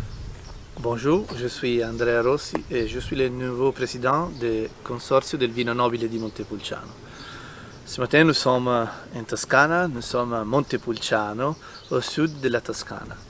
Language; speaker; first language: French; non-native, learner; Italian